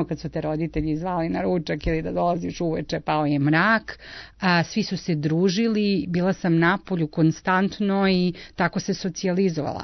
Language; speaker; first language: Serbian; early bilingual, heritage; Serbian